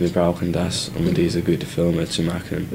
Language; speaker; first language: German; non-native, learner; English